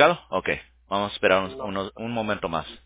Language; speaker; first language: Spanish; early bilingual, heritage; English